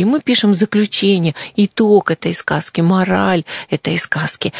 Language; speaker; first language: Russian; native; Russian